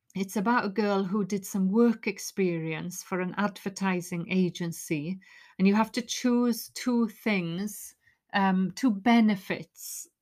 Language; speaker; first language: English; native; English